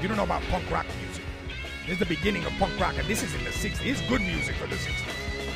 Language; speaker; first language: English; early bilingual, other home language; Spanish